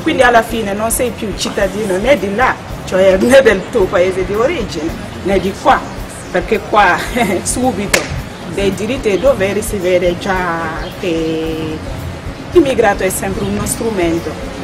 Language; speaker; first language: Italian; non-native, fluent; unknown